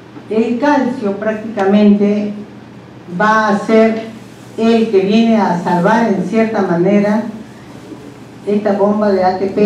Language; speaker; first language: Spanish; native; Spanish